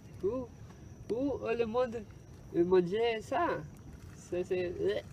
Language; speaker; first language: French; non-native, learner; Spanish